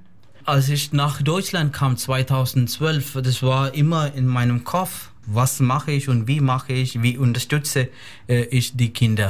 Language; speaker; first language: German; non-native, fluent; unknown